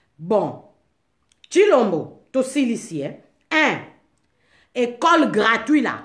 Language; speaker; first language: French; non-native, local second language; Lingala